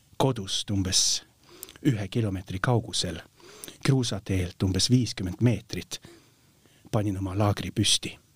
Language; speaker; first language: Estonian; non-native, fluent; Norwegian